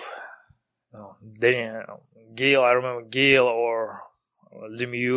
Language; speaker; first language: English; non-native, learner; Kazakh